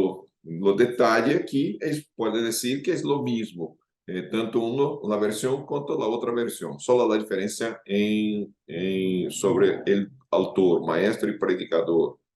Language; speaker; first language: Spanish; non-native, fluent; Portuguese